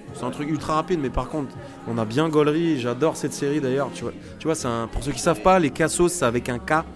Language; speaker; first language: French; native; French